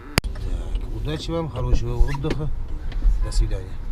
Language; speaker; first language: Russian; non-native, local second language; Uzbek